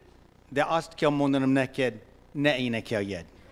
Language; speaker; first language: Hungarian; non-native, fluent; English